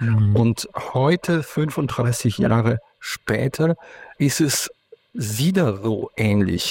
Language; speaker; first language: German; non-native, fluent; Ukrainian